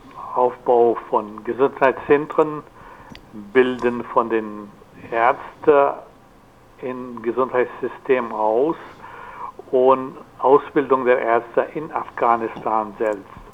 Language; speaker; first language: German; non-native, fluent; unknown